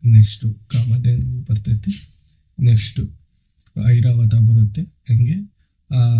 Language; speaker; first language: Kannada; non-native, local second language; Telugu